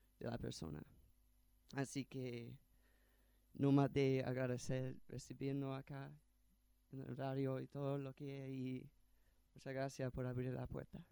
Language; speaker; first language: Spanish; non-native, fluent; English